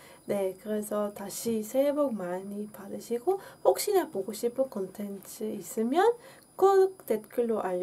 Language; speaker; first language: Korean; non-native, fluent; Dutch